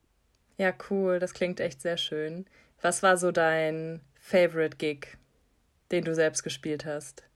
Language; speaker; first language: German; native; German